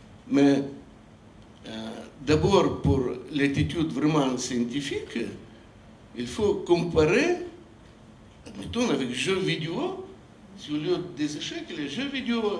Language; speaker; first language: French; non-native, fluent; Russian